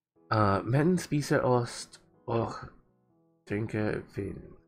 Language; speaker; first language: Danish; non-native, learner; English